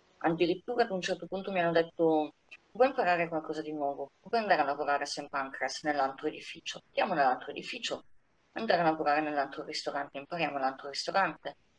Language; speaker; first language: Italian; native; Italian